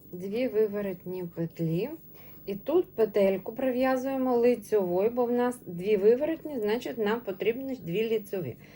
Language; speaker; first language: Ukrainian; non-native, local second language; Russian